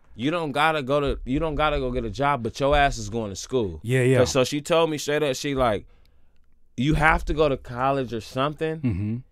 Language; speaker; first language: English; native; English